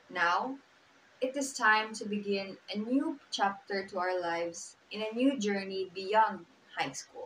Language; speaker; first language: English; non-native, local second language; Cebuano